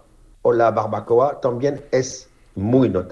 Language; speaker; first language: Spanish; non-native, fluent; French